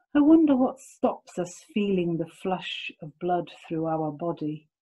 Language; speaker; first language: English; native; English